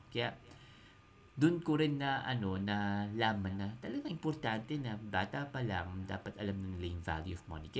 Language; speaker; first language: Filipino; native; Filipino